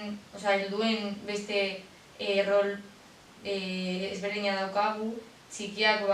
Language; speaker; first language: Basque; non-native, local second language; Spanish